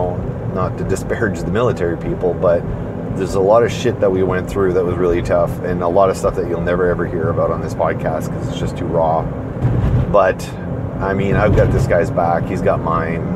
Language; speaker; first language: English; native; English